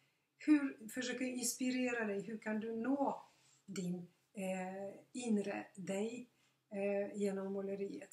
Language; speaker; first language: Swedish; non-native, fluent; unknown